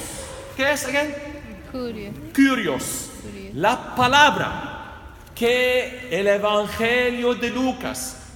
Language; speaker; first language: Spanish; non-native, fluent; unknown